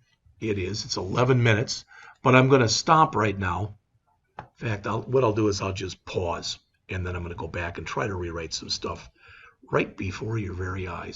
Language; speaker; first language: English; native; English